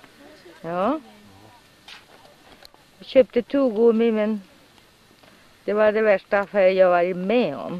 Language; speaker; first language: Swedish; non-native, fluent; Spanish